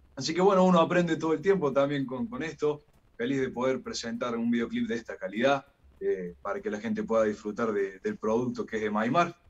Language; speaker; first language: Spanish; native; Spanish